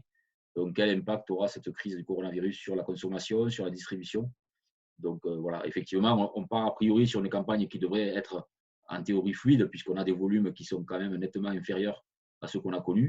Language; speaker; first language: French; native; French